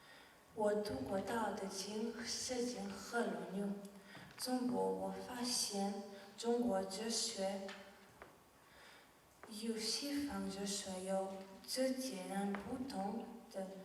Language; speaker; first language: Chinese; non-native, learner; Slovenian